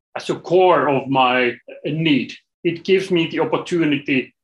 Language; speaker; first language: English; non-native, fluent; Finnish